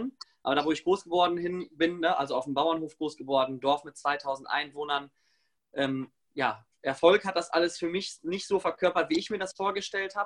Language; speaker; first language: German; native; German